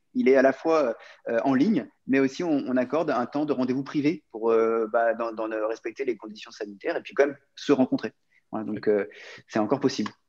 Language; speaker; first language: French; native; French